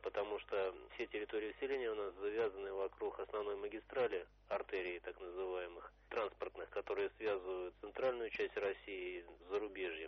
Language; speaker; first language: Russian; native; Russian